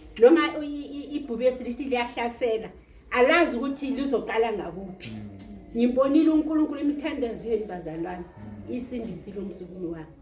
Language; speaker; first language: Zulu; native; Zulu